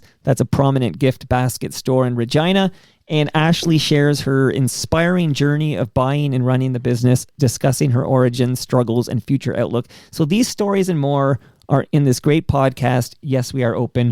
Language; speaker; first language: English; native; English